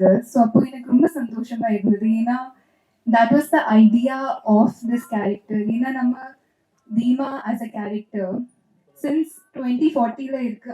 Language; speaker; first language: Tamil; non-native, local second language; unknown